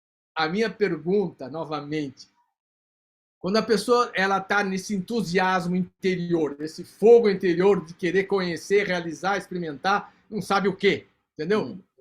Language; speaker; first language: Portuguese; native; Portuguese